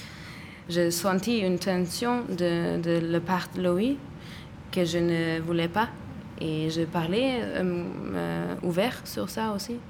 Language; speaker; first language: French; non-native, learner; German